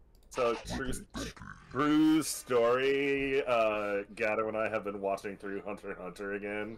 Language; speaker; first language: English; native; English